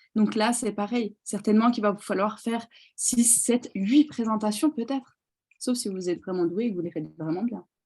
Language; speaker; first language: French; native; French